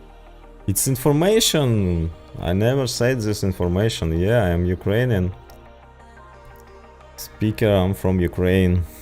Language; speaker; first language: English; non-native, learner; Ukrainian